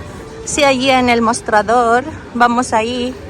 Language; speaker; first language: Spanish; non-native, learner; Filipino